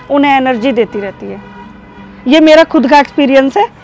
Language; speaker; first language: Hindi; native; Hindi